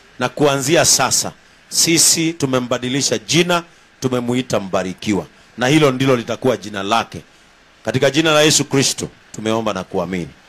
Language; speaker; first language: Swahili; native; Swahili